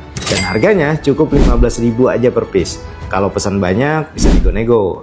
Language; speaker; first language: Indonesian; native; Indonesian